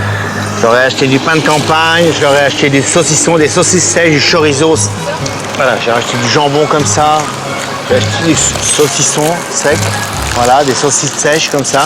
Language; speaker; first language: French; native; French